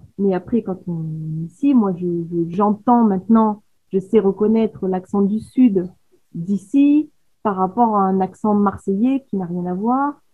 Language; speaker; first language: French; native; French